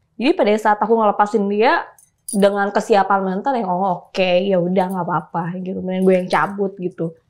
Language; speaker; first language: Indonesian; native; Indonesian